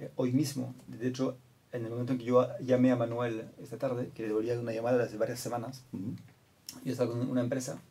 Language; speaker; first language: Spanish; non-native, fluent; French